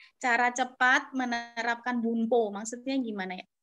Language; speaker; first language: Indonesian; native; Indonesian